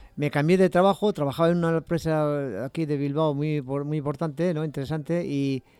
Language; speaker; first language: Spanish; native; Spanish